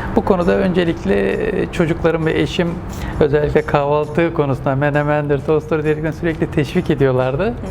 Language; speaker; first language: Turkish; native; Turkish